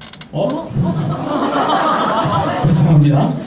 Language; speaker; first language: Korean; non-native, learner; German